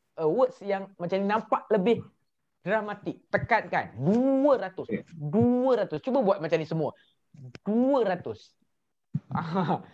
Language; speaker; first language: Malay; native; Malay